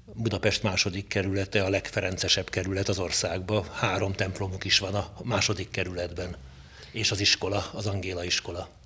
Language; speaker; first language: Hungarian; native; Hungarian